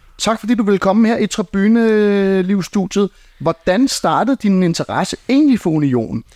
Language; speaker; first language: Danish; native; Danish